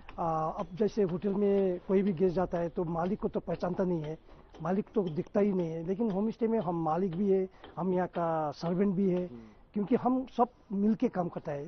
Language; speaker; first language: Hindi; non-native, local second language; Nepali